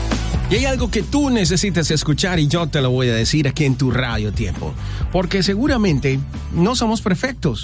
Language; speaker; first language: Spanish; native; Spanish